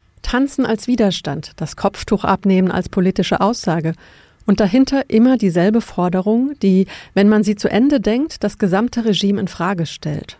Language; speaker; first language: German; native; German